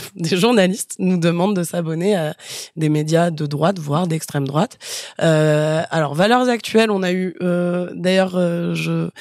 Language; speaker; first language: French; native; French